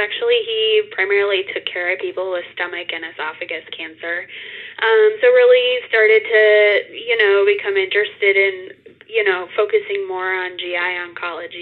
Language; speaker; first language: English; native; English